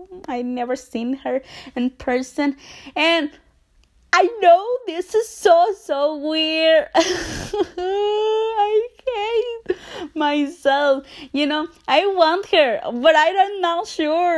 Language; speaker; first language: English; non-native, learner; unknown